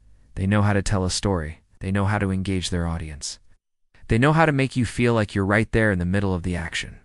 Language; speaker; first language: English; native; English